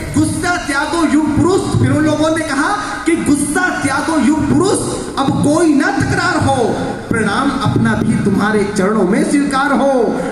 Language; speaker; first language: Hindi; native; Hindi